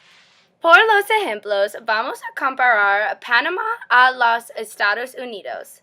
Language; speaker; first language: Spanish; non-native, learner; English